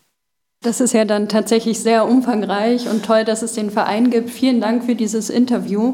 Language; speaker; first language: German; native; German